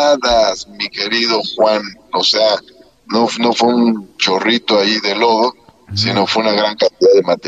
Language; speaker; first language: Spanish; native; Spanish